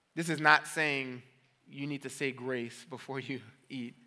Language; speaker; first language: English; native; English